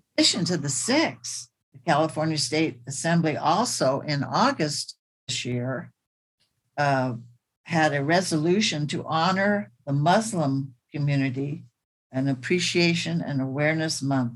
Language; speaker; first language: English; native; English